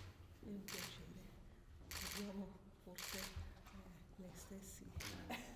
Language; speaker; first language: Italian; non-native, local second language; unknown